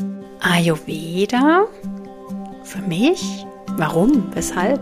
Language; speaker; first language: German; native; German